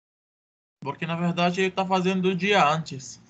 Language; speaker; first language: Portuguese; non-native, learner; Arabic